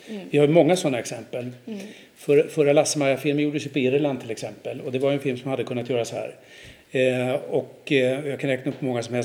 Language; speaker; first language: Swedish; native; Swedish